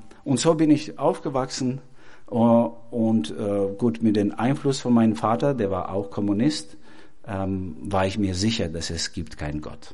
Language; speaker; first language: German; non-native, fluent; Albanian